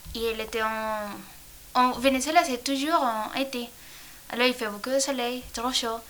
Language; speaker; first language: French; non-native, learner; Spanish